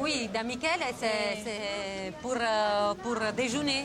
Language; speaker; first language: French; non-native, fluent; Italian